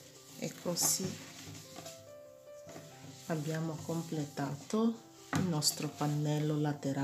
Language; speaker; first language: Italian; non-native, fluent; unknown